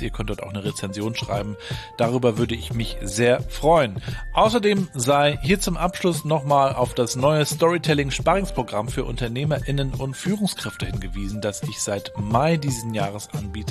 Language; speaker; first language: German; native; German